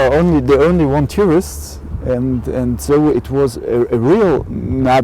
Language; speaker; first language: English; non-native, learner; German